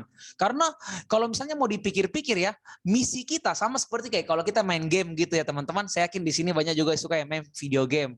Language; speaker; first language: Indonesian; native; Indonesian